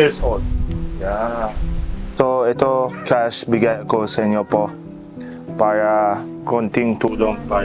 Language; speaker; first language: Filipino; non-native, learner; Arabic